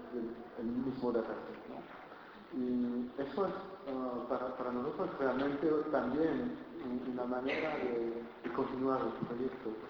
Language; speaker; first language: Spanish; non-native, fluent; French